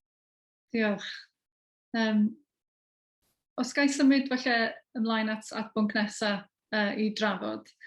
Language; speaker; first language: Welsh; native; Welsh